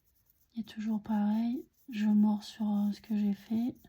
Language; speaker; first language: French; native; French